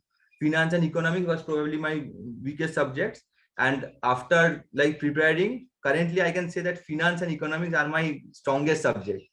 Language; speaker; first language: English; non-native, local second language; Bangla